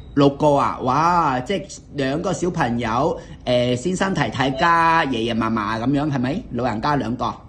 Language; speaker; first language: Cantonese; native; Cantonese